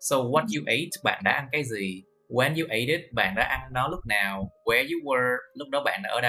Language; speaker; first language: Vietnamese; native; Vietnamese